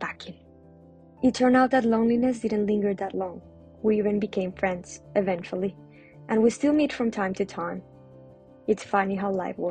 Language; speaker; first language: English; non-native, fluent; Spanish